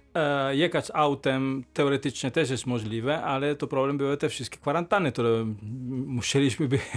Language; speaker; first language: Polish; non-native, fluent; Italian